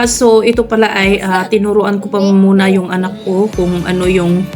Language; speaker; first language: Filipino; non-native, local second language; Cebuano